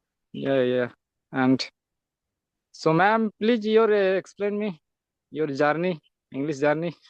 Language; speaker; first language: English; non-native, learner; Santali